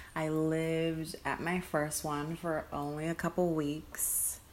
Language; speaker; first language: English; early bilingual, other home language; Spanish